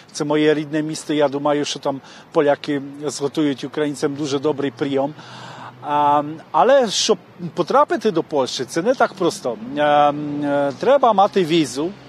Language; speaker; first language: Ukrainian; non-native, fluent; Polish